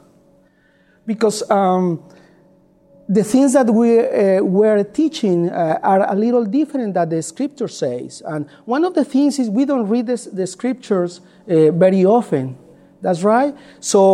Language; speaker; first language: English; non-native, learner; Spanish